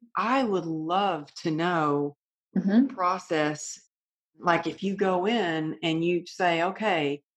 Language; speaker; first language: English; native; English